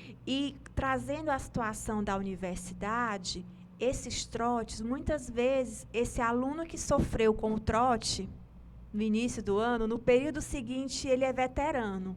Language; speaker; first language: Portuguese; native; Portuguese